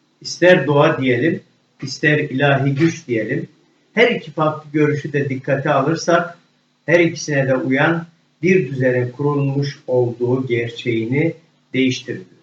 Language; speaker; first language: Turkish; native; Turkish